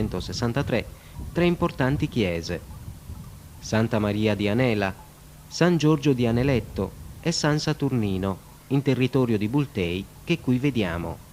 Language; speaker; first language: Italian; native; Italian